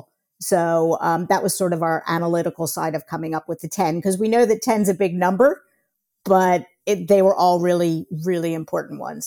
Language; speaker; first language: English; native; English